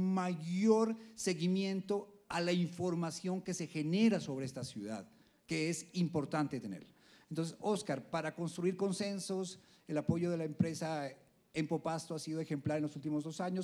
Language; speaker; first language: Spanish; native; Spanish